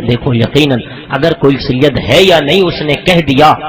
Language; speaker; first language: Urdu; native; Urdu